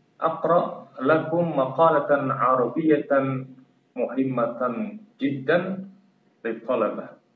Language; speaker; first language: Arabic; non-native, fluent; Indonesian